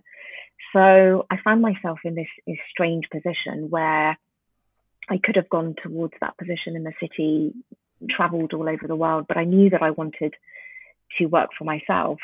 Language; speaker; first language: English; early bilingual, other home language; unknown